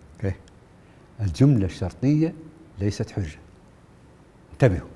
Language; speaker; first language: Arabic; native; Arabic